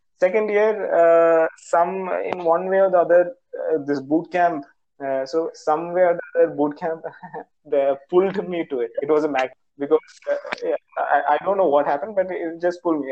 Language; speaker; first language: English; non-native, local second language; Malayalam